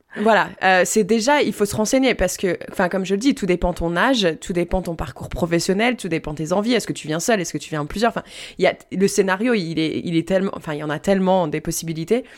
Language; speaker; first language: French; native; French